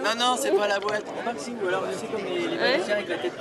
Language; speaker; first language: French; native; French